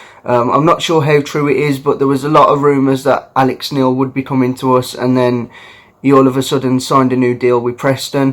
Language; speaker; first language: English; native; English